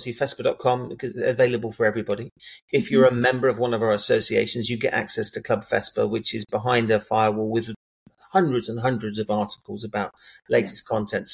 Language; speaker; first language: English; native; English